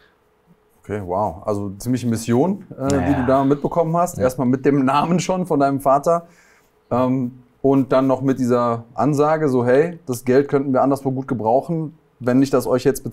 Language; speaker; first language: German; native; German